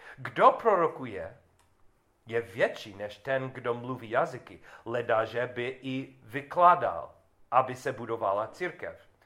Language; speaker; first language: Czech; non-native, learner; English